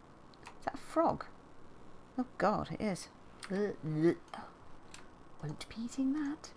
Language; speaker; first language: English; native; English